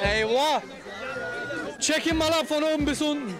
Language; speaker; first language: German; native; German